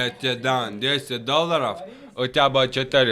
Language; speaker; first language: Russian; non-native, local second language; Uzbek